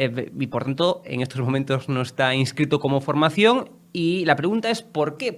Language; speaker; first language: Spanish; native; Spanish